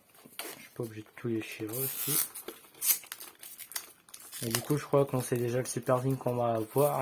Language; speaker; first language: French; native; French